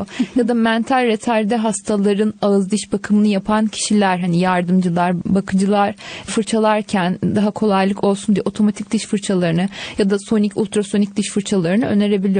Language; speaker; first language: Turkish; native; Turkish